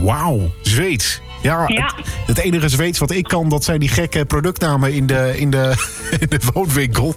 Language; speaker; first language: Dutch; native; Dutch